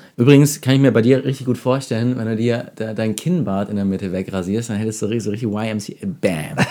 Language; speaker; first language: German; native; German